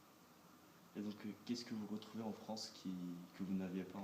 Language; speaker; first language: French; native; French